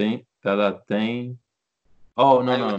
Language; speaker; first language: Arabic; non-native, learner; English